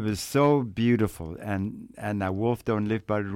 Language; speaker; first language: English; native; English